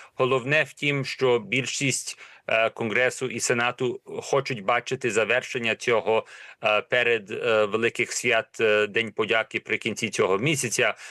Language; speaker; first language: Ukrainian; early bilingual, heritage; Ukrainian